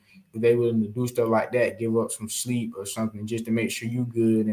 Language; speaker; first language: English; native; English